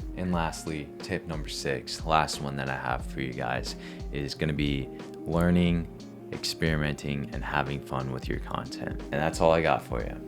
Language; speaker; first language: English; native; English